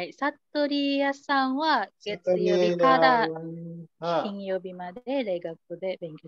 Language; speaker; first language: Japanese; non-native, fluent; Indonesian